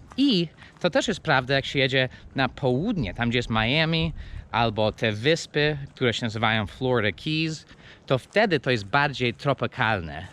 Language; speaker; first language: Polish; non-native, fluent; English